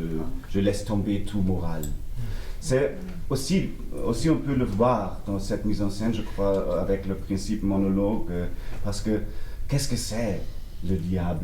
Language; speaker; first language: French; non-native, learner; German